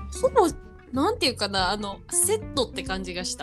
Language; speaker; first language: Japanese; early bilingual, heritage; Japanese